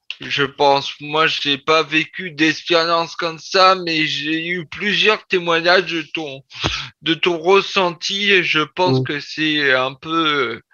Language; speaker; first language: French; native; French